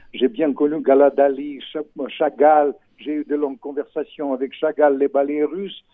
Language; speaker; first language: French; non-native, fluent; Russian